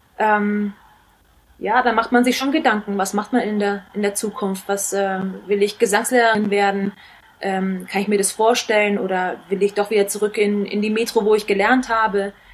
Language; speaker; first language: German; early bilingual, other home language; Italian